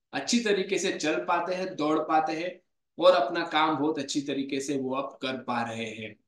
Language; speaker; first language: Hindi; non-native, local second language; Marathi